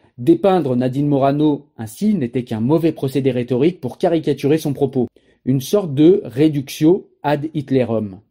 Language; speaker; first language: French; native; French